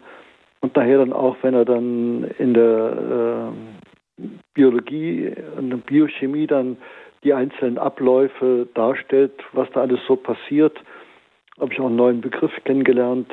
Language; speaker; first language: German; native; German